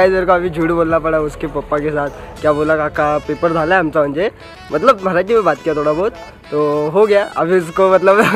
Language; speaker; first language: Hindi; non-native, local second language; Marathi